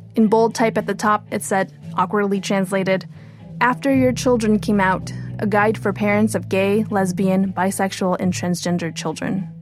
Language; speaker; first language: English; early bilingual, other home language; Chinese